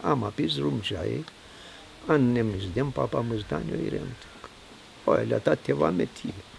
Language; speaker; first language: Turkish; non-native, local second language; Greek